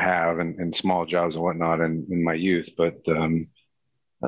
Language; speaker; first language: English; native; English